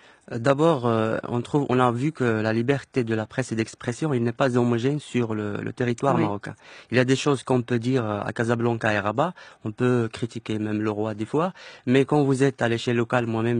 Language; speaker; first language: French; non-native, local second language; Arabic